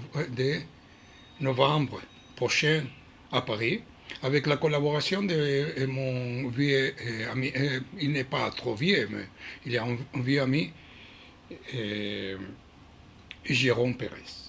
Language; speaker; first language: French; non-native, learner; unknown